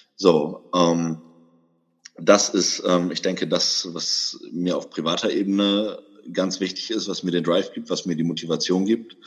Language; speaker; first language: German; native; German